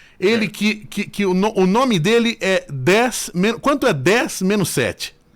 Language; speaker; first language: Portuguese; native; Portuguese